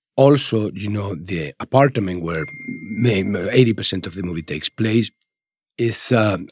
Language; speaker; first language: English; non-native, fluent; Spanish